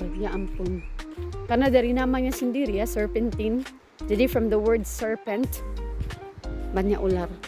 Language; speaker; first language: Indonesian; non-native, fluent; Filipino